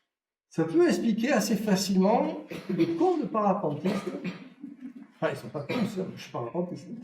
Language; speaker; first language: French; native; French